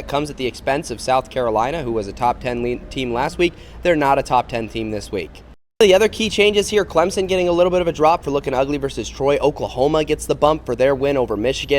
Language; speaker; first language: English; native; English